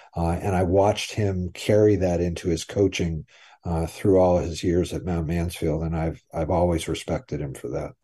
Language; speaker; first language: English; native; English